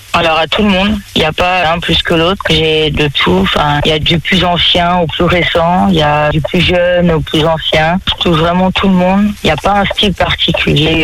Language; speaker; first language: French; native; French